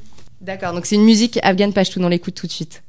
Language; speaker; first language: French; native; French